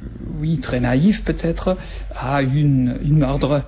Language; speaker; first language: French; non-native, learner; German